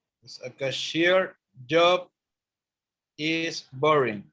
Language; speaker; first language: English; non-native, learner; Spanish